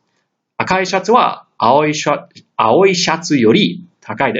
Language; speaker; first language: Japanese; non-native, fluent; English